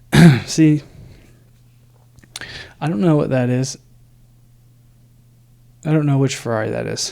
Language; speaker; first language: English; native; English